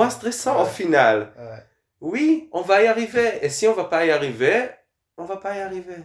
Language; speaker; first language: French; non-native, fluent; Hebrew